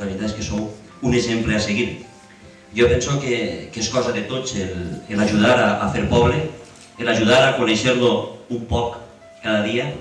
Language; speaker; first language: Catalan; native; Catalan